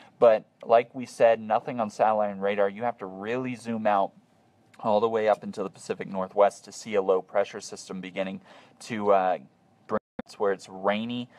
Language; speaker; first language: English; native; English